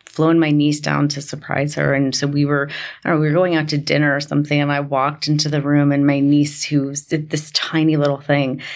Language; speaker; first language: English; native; English